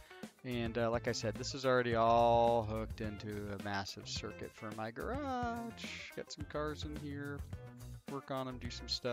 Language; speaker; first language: English; native; English